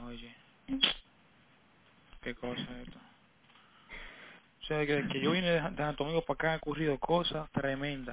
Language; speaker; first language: Spanish; native; Spanish